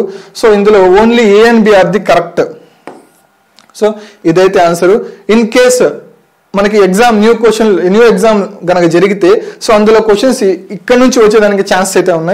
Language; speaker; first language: Telugu; native; Telugu